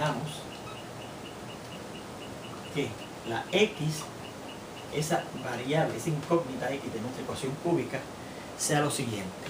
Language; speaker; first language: Spanish; native; Spanish